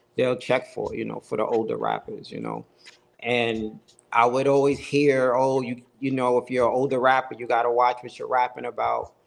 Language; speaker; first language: English; native; English